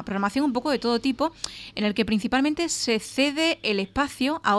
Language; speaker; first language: Spanish; native; Spanish